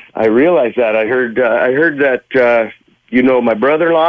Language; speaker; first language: English; native; English